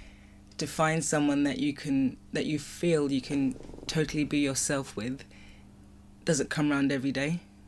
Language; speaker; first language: English; native; English